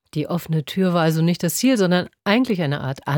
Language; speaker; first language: German; native; German